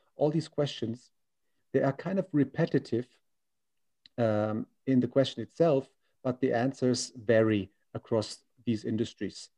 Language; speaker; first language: English; non-native, fluent; German